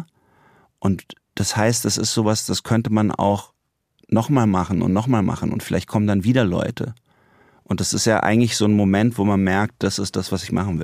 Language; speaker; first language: German; native; German